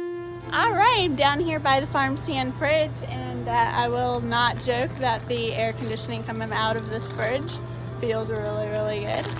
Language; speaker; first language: English; native; English